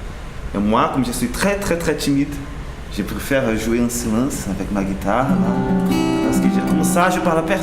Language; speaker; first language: French; non-native, learner; Portuguese